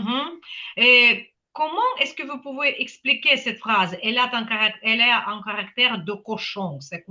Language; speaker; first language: French; non-native, fluent; Ukrainian